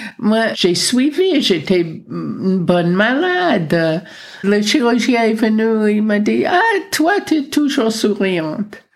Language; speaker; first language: French; non-native, fluent; English